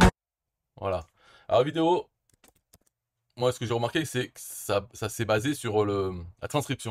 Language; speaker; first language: French; native; French